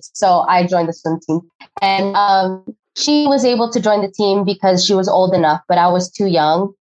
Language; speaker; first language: English; early bilingual, other home language; Filipino